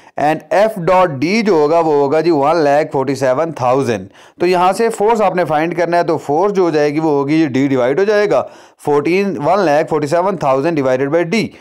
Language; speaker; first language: Urdu; non-native, local second language; Punjabi